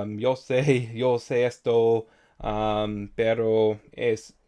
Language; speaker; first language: Spanish; non-native, learner; English